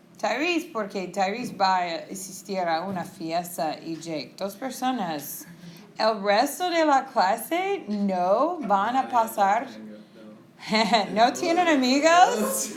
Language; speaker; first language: Spanish; non-native, fluent; English